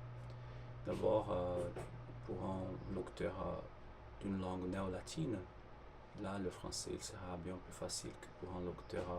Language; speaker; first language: French; non-native, fluent; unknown